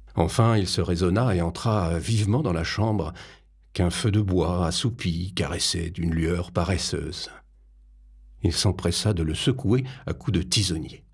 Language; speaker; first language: French; native; French